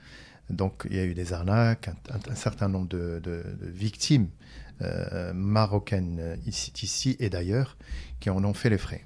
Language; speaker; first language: French; non-native, local second language; Arabic